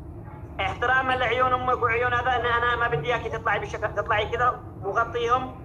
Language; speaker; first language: Arabic; native; Arabic